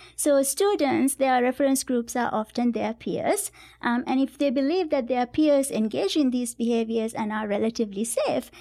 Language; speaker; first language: English; non-native, local second language; Sinhala